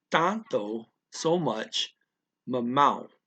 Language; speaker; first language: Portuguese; non-native, learner; English